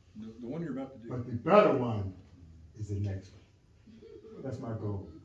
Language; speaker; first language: English; native; English